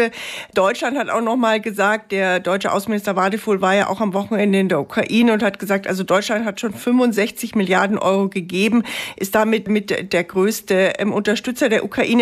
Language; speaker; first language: German; native; German